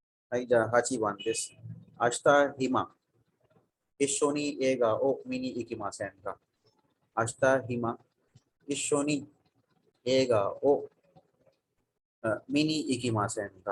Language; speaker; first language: Japanese; non-native, fluent; Urdu